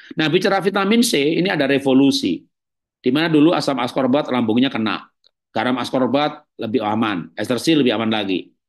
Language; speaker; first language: Indonesian; native; Indonesian